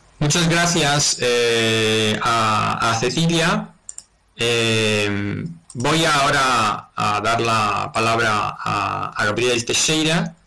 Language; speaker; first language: Spanish; non-native, fluent; Italian